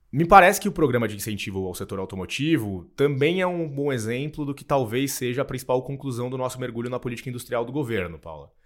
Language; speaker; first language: Portuguese; native; Portuguese